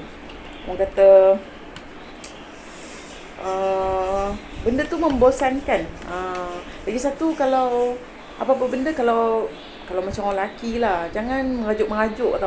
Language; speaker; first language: Malay; native; Malay